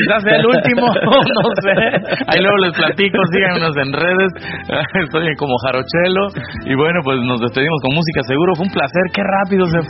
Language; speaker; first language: Spanish; native; Spanish